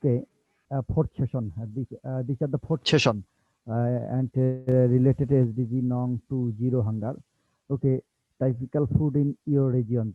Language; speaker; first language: English; non-native, local second language; Bangla